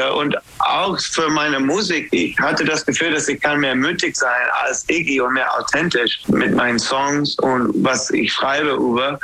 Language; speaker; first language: German; non-native, fluent; English